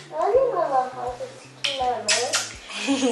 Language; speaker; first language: Japanese; early bilingual, heritage; Japanese